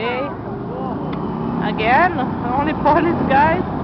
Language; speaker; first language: English; non-native, learner; Portuguese